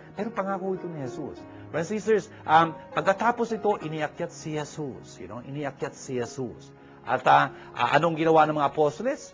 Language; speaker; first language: Filipino; native; Filipino